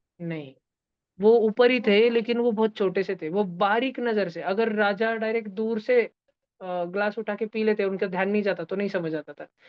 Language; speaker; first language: Hindi; non-native, local second language; Marathi